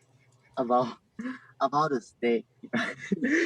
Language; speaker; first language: English; non-native, learner; Thai